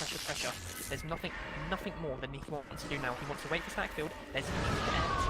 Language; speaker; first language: English; native; English